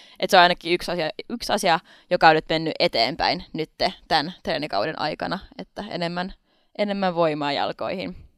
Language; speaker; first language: Finnish; non-native, local second language; Swedish